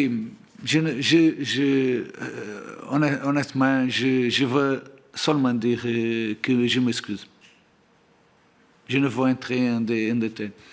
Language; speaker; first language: French; non-native, learner; Portuguese